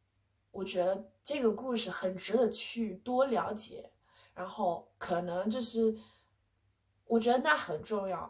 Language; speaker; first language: Chinese; non-native, fluent; English